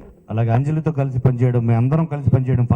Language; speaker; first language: Telugu; native; Telugu